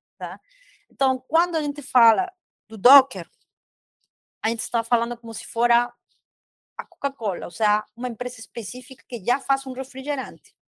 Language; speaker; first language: Portuguese; non-native, fluent; Spanish